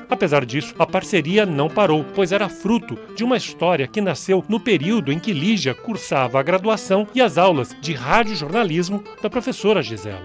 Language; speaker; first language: Portuguese; native; Portuguese